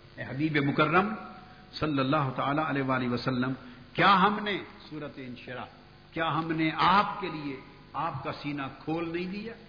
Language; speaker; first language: Urdu; non-native, local second language; Punjabi